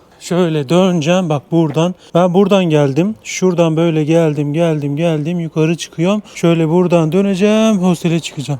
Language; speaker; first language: Turkish; native; Turkish